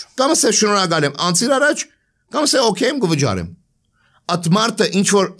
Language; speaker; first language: Armenian; early bilingual, heritage; Armenian